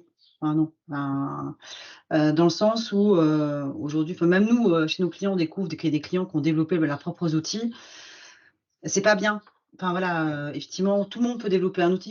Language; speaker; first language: French; native; French